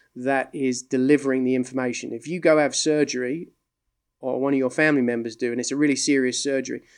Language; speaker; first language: English; native; English